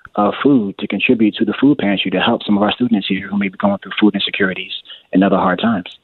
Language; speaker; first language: English; native; English